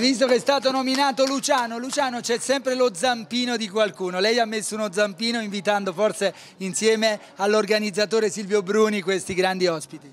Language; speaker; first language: Italian; native; Italian